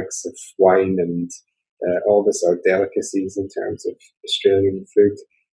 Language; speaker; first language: English; native; English